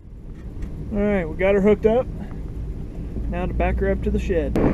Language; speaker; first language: English; native; English